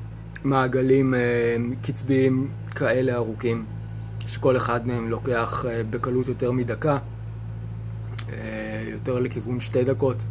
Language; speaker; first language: Hebrew; native; Hebrew